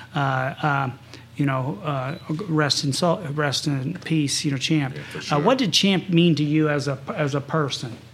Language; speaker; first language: English; native; English